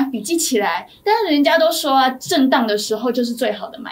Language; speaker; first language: Chinese; native; Chinese